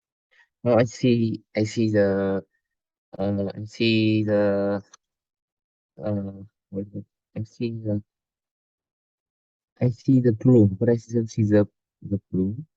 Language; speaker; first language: English; non-native, learner; Vietnamese